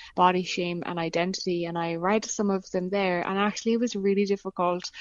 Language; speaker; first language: English; native; English